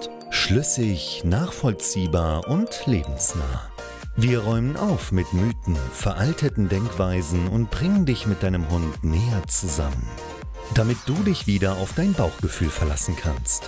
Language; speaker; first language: German; native; German